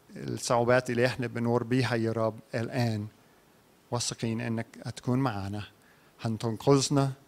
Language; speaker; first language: Arabic; non-native, learner; English